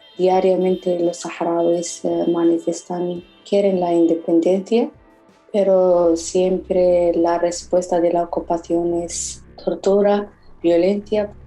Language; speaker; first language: Spanish; non-native, fluent; Arabic